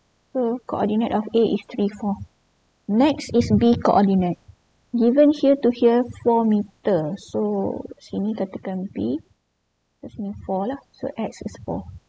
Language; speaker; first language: English; non-native, local second language; Malay